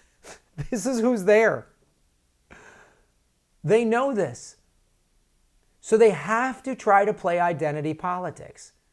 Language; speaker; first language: English; native; English